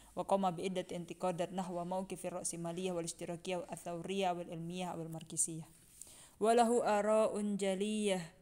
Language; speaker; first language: Arabic; non-native, fluent; Indonesian